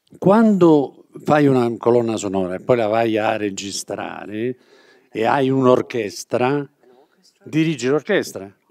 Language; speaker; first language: Italian; native; Italian